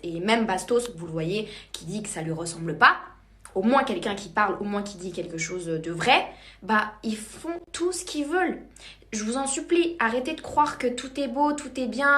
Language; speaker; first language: French; native; French